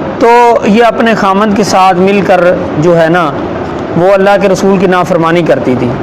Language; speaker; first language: Urdu; non-native, local second language; Punjabi